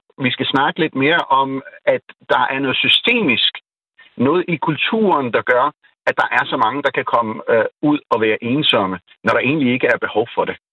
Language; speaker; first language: Danish; non-native, fluent; Urdu